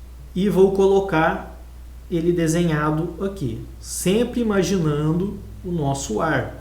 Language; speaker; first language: Portuguese; native; Portuguese